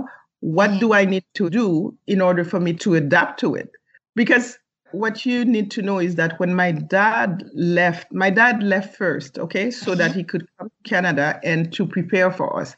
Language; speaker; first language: English; early bilingual, other home language; French